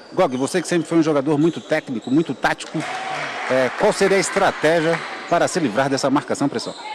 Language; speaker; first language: Portuguese; native; Portuguese